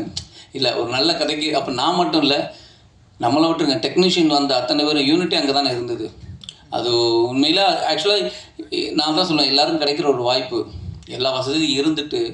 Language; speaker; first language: Tamil; native; Tamil